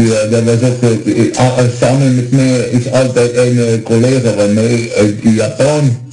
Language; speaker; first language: Dutch; non-native, learner; Croatian